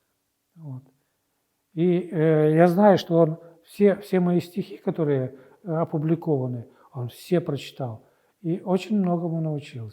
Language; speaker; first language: Russian; native; Russian